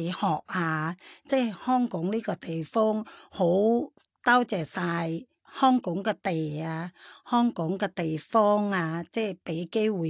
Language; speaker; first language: Cantonese; non-native, fluent; Thai